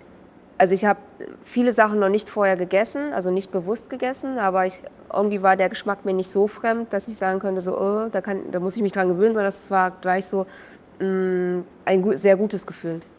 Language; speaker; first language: German; early bilingual, other home language; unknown